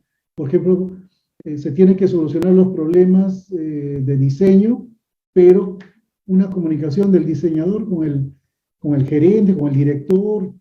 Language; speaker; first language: Spanish; native; Spanish